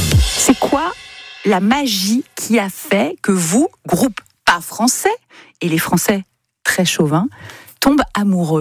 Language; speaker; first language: French; native; French